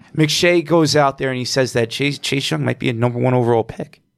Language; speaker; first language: English; native; English